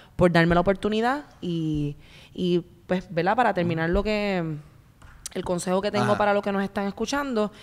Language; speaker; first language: Spanish; native; Spanish